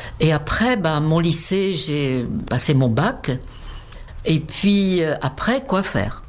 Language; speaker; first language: French; non-native, fluent; Czech